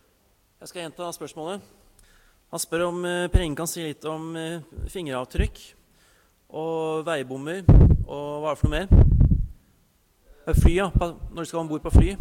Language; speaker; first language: Norwegian; native; Norwegian